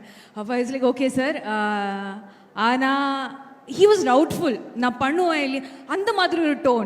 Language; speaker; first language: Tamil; non-native, fluent; Malayalam